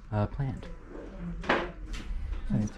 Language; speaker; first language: English; native; English